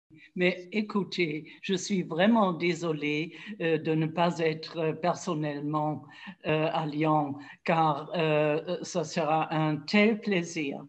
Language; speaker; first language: French; non-native, fluent; German